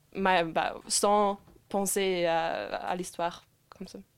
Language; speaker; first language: French; non-native, fluent; German